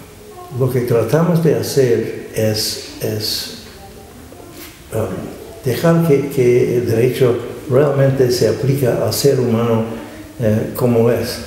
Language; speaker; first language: Spanish; non-native, fluent; English